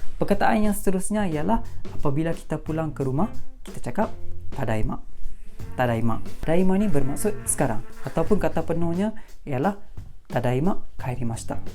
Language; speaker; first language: Malay; native; Malay